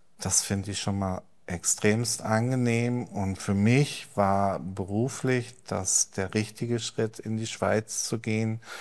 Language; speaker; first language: German; native; German